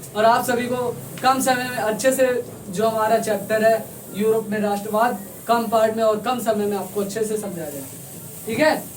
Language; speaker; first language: Hindi; native; Hindi